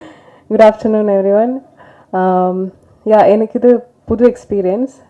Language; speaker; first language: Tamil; non-native, learner; Malayalam